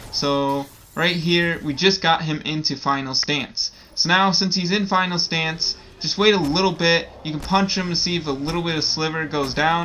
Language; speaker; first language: English; native; English